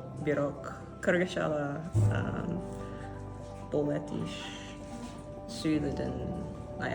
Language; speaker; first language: Kyrgyz; non-native, learner; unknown